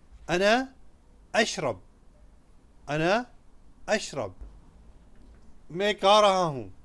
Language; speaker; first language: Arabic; non-native, fluent; Urdu